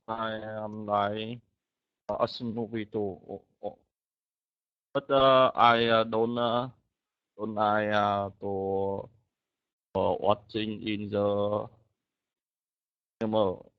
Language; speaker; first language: English; non-native, learner; Vietnamese